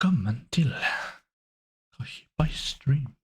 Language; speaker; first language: Swedish; non-native, learner; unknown